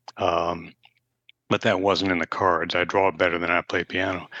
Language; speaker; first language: English; native; English